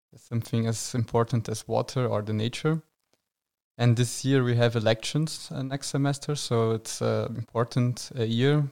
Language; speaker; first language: English; non-native, fluent; Portuguese